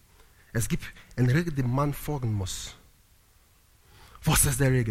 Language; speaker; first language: German; non-native, learner; Italian